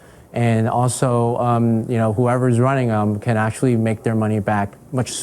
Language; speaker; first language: English; native; English